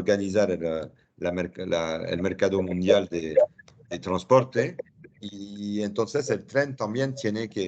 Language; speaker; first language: Spanish; non-native, fluent; French